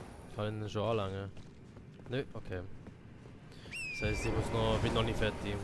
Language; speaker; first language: German; native; German